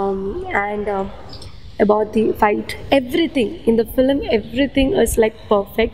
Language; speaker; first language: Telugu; non-native, local second language; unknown